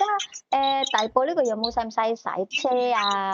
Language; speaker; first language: Cantonese; native; Cantonese